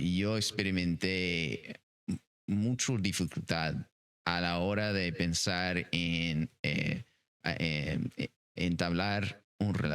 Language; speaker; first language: Spanish; non-native, fluent; English